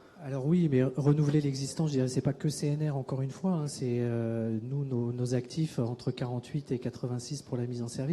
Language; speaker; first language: French; native; French